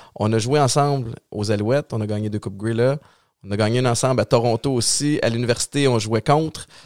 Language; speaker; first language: French; native; French